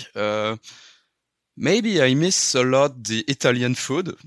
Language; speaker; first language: English; non-native, learner; French